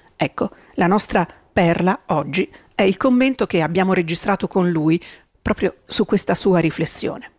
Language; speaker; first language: Italian; native; Italian